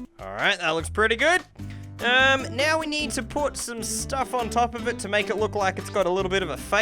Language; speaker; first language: English; native; English